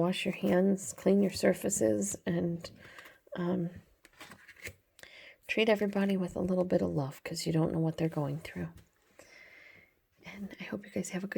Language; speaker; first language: English; native; English